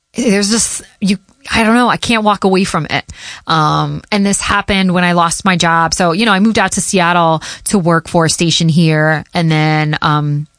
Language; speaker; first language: English; early bilingual, other home language; Portuguese